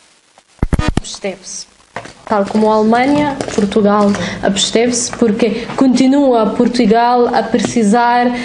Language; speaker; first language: Portuguese; non-native, fluent; Arabic